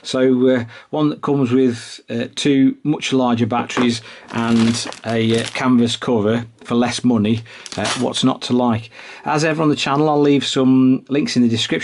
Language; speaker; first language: English; native; English